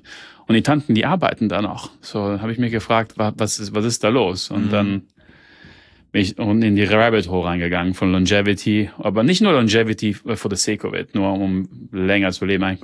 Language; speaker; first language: German; early bilingual, heritage; German